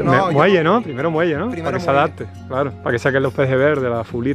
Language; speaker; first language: Spanish; native; Spanish